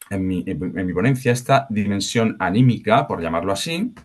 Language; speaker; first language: Spanish; native; Spanish